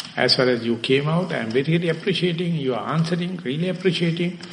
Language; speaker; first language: English; non-native, local second language; Sinhala